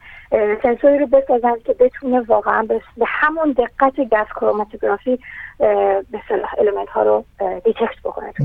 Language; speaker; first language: Persian; native; Persian